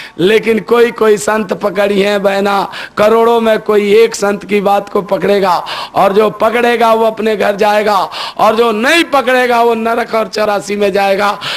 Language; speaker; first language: Hindi; native; Hindi